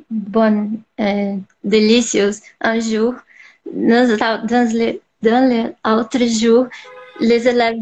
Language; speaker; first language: French; non-native, learner; Portuguese